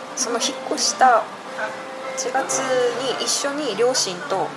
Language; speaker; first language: Japanese; native; Japanese